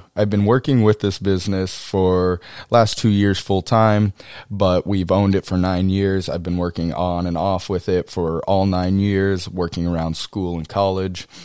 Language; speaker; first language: English; native; English